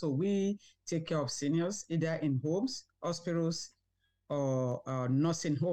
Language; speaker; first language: English; non-native, local second language; Yoruba